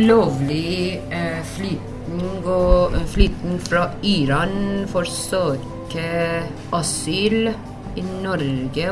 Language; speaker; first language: Norwegian; non-native, learner; Persian